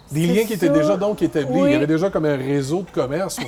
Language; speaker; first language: French; native; French